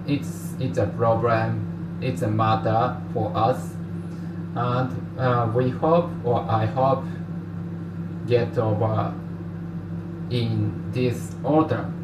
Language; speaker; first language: English; non-native, learner; Japanese